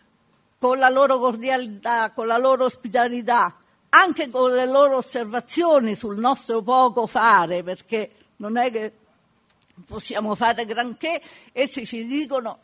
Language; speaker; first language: Italian; native; Italian